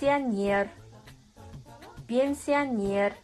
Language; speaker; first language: Russian; non-native, fluent; Kazakh